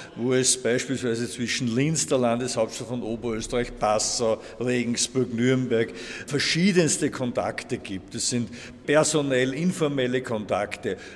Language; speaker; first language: German; native; German